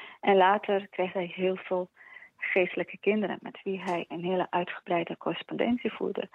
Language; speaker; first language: Dutch; early bilingual, other home language; Polish